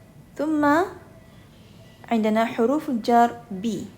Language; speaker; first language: Arabic; non-native, fluent; Malay